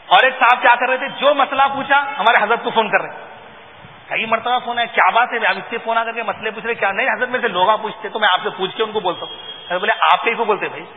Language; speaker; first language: Urdu; native; Urdu